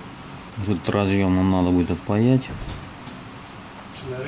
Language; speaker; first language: Russian; native; Russian